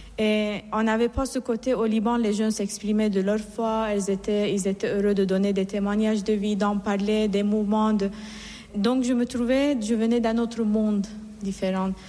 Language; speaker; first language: French; non-native, fluent; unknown